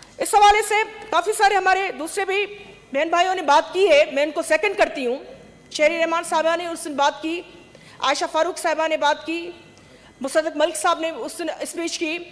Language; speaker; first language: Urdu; non-native, local second language; Sindhi